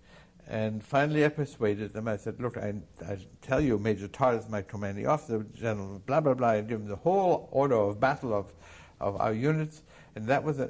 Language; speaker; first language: English; non-native, fluent; German